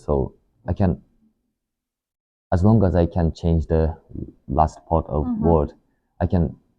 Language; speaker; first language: English; non-native, learner; Japanese